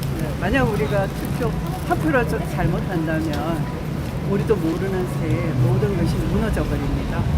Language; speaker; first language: Korean; native; Korean